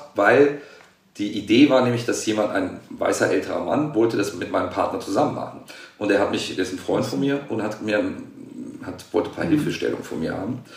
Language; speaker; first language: German; native; German